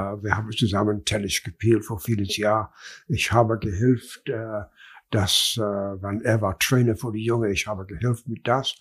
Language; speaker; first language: German; non-native, learner; English